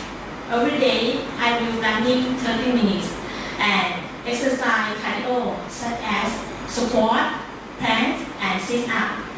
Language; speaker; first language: English; non-native, learner; Thai